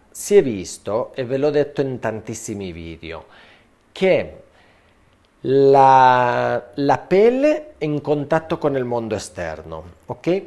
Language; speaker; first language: Italian; non-native, fluent; Spanish